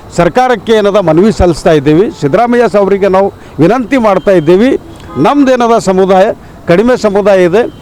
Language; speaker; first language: Kannada; non-native, local second language; Marathi